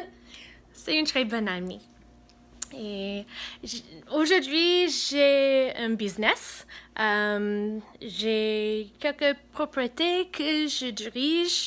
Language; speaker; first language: French; non-native, fluent; English